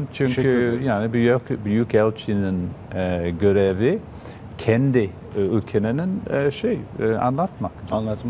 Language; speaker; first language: Turkish; non-native, fluent; English